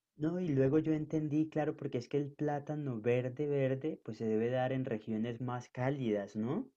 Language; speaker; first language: Spanish; native; Spanish